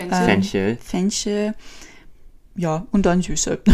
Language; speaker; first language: German; non-native, learner; French